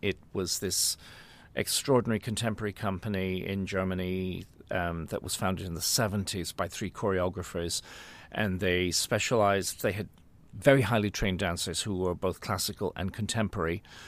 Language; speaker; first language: English; native; English